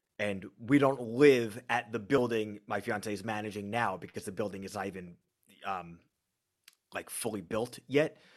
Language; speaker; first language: English; native; English